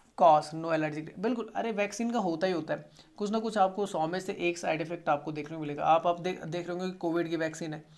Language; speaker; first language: Hindi; native; Hindi